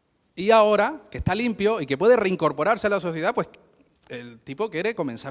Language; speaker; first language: Spanish; native; Spanish